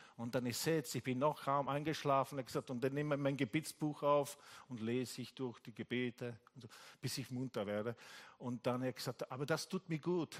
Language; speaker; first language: German; non-native, fluent; Italian